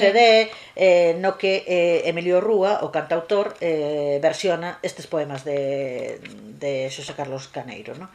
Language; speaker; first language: Galician; native; Galician